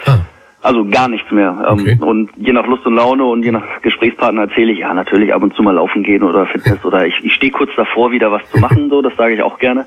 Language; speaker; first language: German; native; German